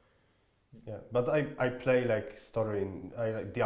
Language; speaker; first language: English; non-native, fluent; Polish